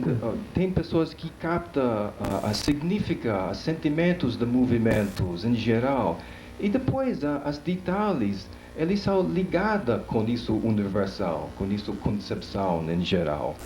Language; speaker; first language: Portuguese; non-native, fluent; English